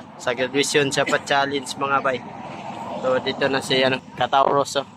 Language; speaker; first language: Filipino; non-native, local second language; Hiligaynon